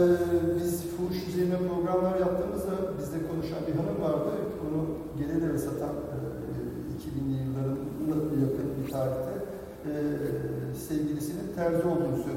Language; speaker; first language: Turkish; native; Turkish